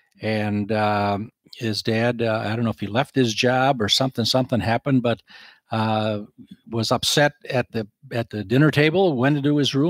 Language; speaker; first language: English; native; English